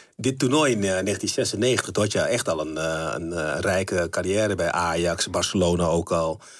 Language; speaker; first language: Dutch; native; Dutch